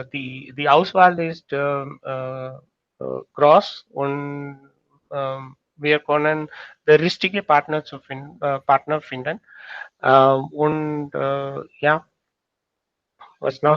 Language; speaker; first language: German; non-native, learner; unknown